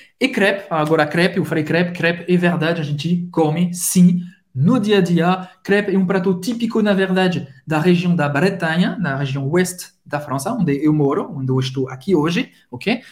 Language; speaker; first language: Portuguese; non-native, fluent; French